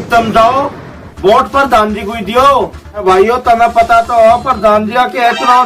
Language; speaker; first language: Hindi; native; Hindi